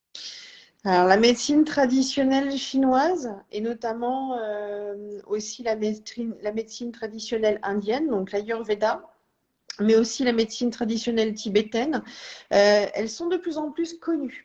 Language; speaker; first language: French; native; French